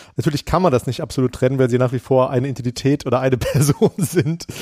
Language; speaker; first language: German; native; German